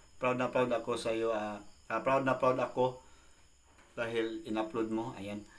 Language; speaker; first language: Filipino; non-native, local second language; Cebuano